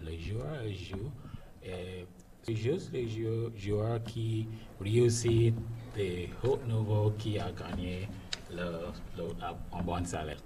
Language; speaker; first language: French; non-native, learner; English